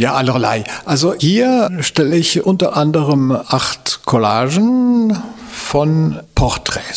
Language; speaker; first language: German; non-native, fluent; French